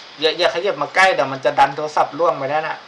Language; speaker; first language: Thai; native; Thai